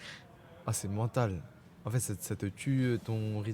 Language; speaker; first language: French; native; French